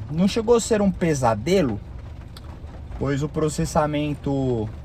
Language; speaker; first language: Portuguese; native; Portuguese